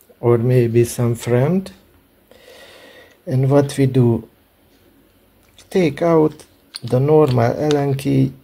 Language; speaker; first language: English; non-native, learner; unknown